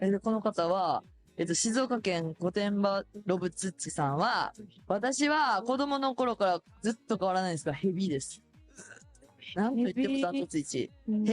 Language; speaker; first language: Japanese; native; Japanese